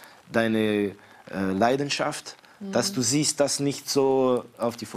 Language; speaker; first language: German; non-native, fluent; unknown